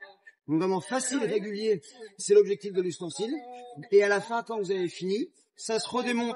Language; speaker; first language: French; native; French